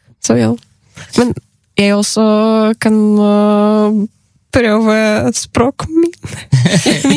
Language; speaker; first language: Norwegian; non-native, learner; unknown